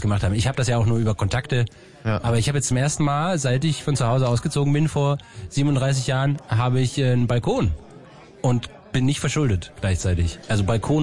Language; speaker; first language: German; native; German